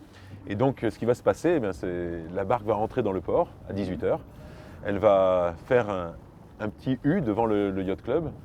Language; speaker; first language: French; native; French